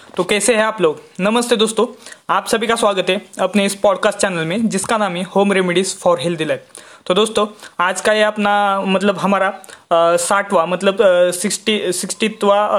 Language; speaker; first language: Hindi; non-native, local second language; Marathi